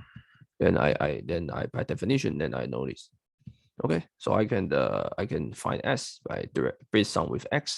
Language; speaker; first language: English; non-native, fluent; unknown